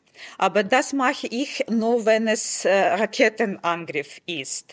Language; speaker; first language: German; non-native, fluent; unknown